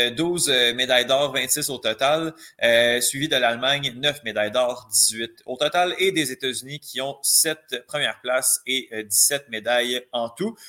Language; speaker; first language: French; native; French